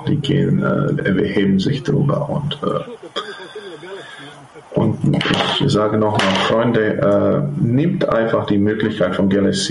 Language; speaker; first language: German; non-native, fluent; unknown